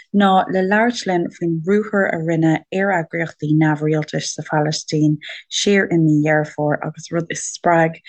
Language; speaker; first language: Irish; native; Irish